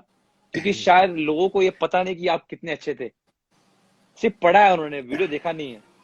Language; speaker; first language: Hindi; native; Hindi